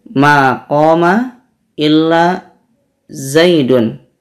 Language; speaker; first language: Arabic; non-native, fluent; Indonesian